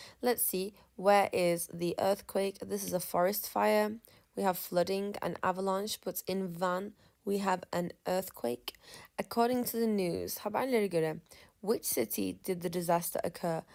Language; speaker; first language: English; non-native, fluent; Turkish